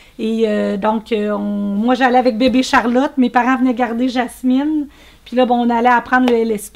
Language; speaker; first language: French; native; French